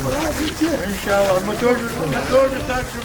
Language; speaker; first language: Russian; non-native, local second language; Kumyk